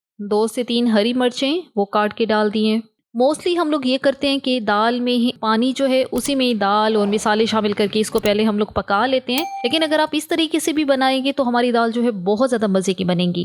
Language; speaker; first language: Hindi; native; Hindi